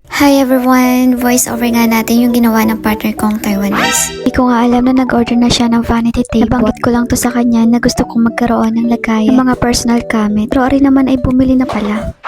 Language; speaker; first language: Filipino; native; Filipino